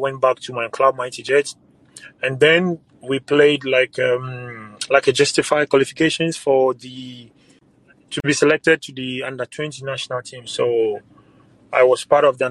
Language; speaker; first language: English; non-native, local second language; Ga